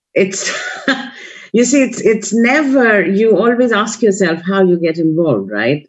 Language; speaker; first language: English; non-native, local second language; Hindi